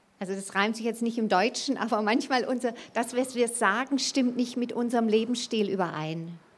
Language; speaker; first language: German; native; German